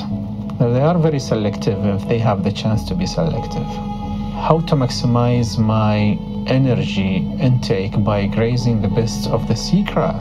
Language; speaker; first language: English; non-native, fluent; Arabic